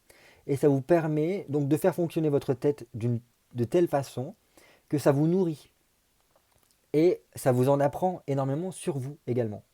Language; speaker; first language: French; native; French